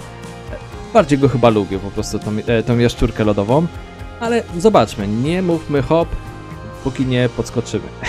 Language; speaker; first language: Polish; native; Polish